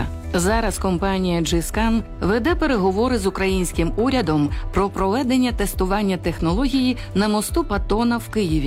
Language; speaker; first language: Ukrainian; native; Ukrainian